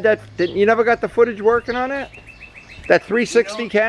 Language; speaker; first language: English; native; English